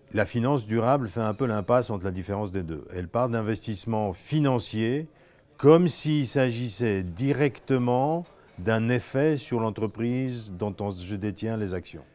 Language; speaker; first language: French; non-native, fluent; Polish